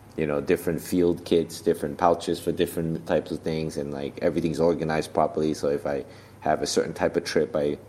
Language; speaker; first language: English; native; English